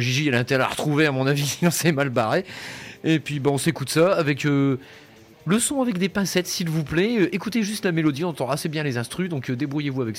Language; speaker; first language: French; native; French